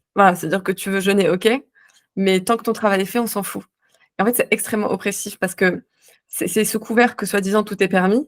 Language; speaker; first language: French; non-native, local second language; Arabic